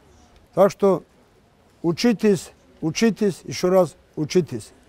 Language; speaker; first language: Russian; non-native, local second language; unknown